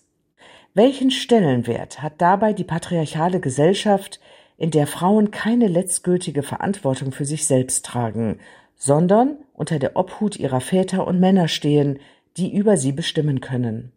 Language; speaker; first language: German; native; German